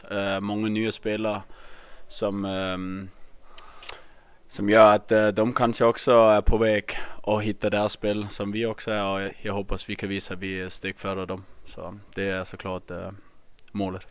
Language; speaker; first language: Swedish; non-native, fluent; Danish